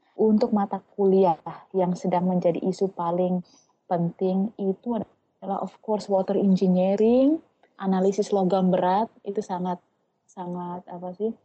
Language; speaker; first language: Indonesian; non-native, local second language; Tetum